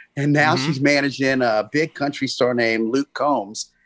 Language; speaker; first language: English; native; English